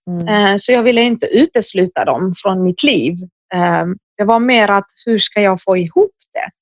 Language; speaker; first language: Swedish; early bilingual, other home language; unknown